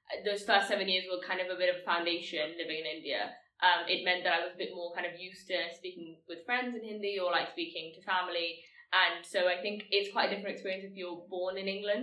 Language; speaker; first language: English; non-native, local second language; Tamil